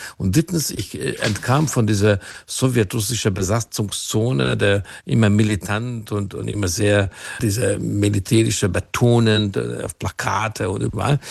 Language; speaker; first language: German; non-native, fluent; Hungarian